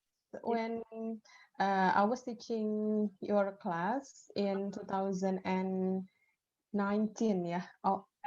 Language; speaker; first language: English; non-native, fluent; Indonesian